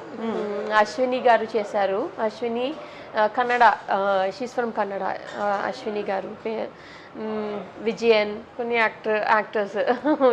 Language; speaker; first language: Telugu; non-native, local second language; Tamil